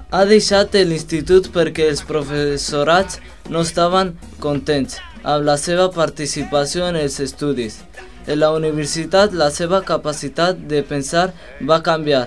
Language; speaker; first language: Catalan; non-native, learner; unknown